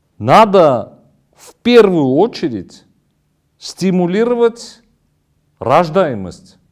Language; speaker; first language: Russian; non-native, local second language; Armenian